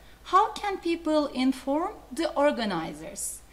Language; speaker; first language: English; non-native, fluent; Turkish